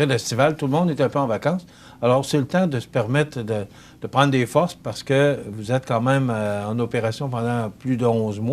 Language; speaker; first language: French; native; French